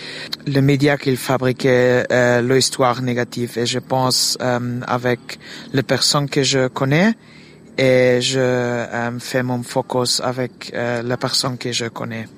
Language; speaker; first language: French; non-native, learner; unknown